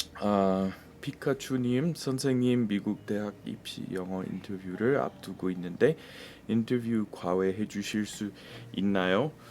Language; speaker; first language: Korean; non-native, fluent; English